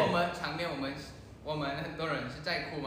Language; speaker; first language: Chinese; non-native, learner; Thai